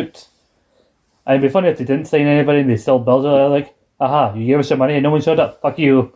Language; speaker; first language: English; native; English